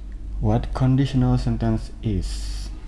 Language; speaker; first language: English; non-native, fluent; Indonesian